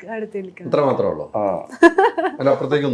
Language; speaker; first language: Malayalam; native; Malayalam